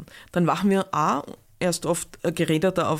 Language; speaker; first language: German; native; German